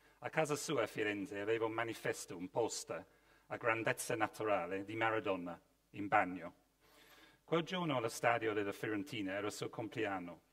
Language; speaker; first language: Italian; non-native, fluent; English